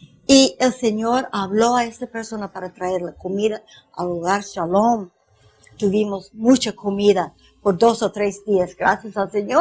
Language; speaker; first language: Spanish; non-native, fluent; English